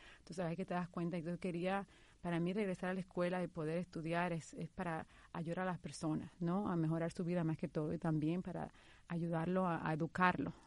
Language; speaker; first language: Spanish; native; Spanish